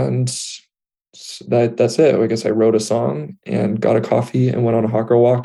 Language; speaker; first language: English; native; English